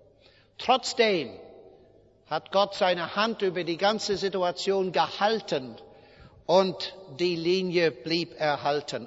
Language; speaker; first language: German; non-native, fluent; English